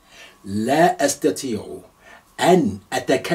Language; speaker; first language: Arabic; non-native, fluent; Yoruba